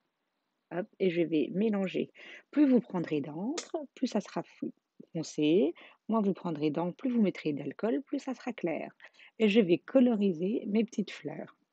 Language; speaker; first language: French; native; French